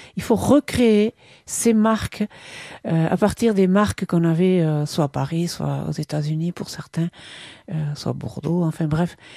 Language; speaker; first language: French; non-native, local second language; Basque